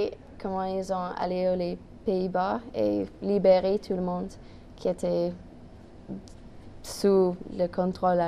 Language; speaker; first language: French; non-native, local second language; English